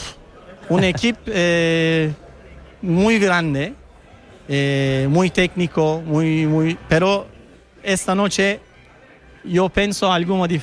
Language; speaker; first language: Spanish; non-native, learner; Turkish